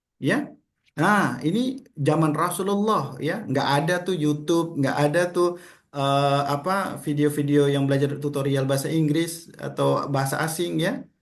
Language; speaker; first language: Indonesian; native; Indonesian